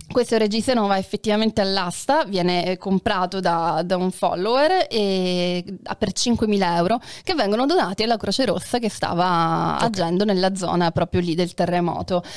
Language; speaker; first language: Italian; native; Italian